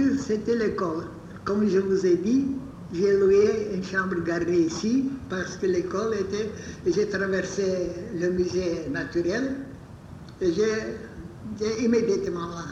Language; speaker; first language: French; non-native, fluent; Bulgarian